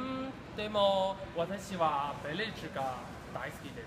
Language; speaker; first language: Japanese; non-native, learner; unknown